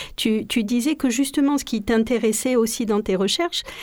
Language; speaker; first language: French; native; French